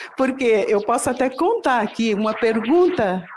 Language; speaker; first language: Portuguese; native; Portuguese